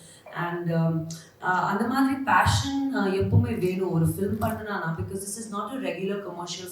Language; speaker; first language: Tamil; non-native, learner; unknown